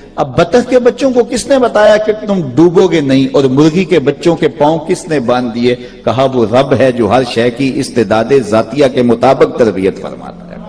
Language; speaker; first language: Urdu; non-native, local second language; Punjabi